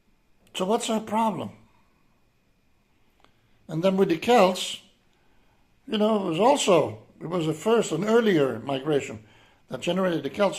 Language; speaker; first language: English; non-native, fluent; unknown